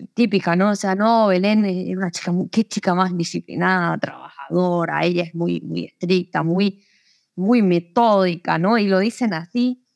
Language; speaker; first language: Spanish; native; Spanish